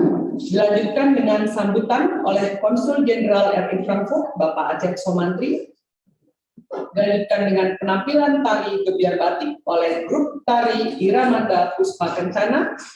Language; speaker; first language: Indonesian; native; Indonesian